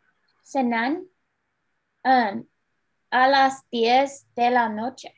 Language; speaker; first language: Spanish; non-native, learner; English